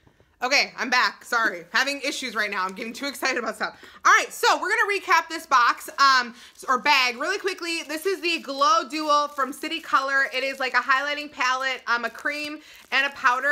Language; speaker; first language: English; native; English